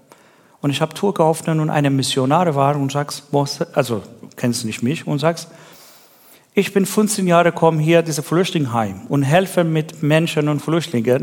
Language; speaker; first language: German; non-native, learner; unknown